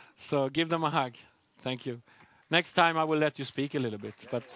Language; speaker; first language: English; non-native, learner; Swedish